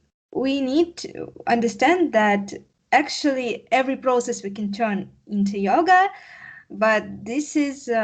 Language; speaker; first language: English; non-native, learner; Russian